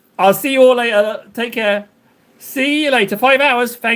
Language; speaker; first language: English; native; English